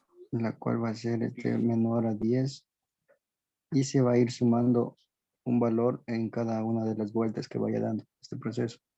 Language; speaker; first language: Spanish; native; Spanish